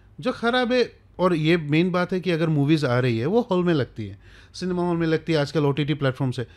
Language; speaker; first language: Hindi; non-native, local second language; Bangla